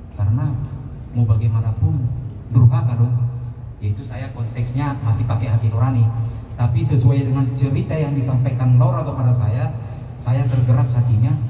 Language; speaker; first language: Indonesian; non-native, local second language; Batak Toba